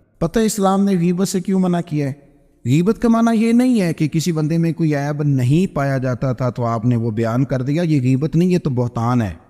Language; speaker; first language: Urdu; non-native, local second language; Punjabi